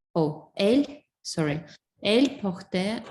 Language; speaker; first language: French; non-native, learner; English